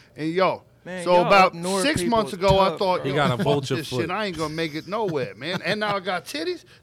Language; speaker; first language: English; native; English